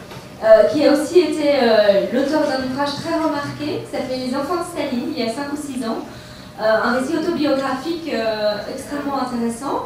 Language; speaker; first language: French; native; French